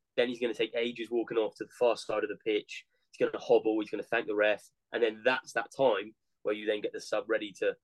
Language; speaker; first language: English; native; English